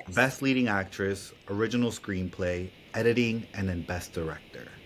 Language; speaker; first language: English; native; English